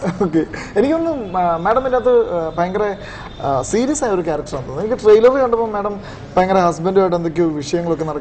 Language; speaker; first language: Malayalam; native; Malayalam